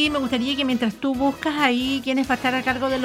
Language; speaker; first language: Spanish; native; Spanish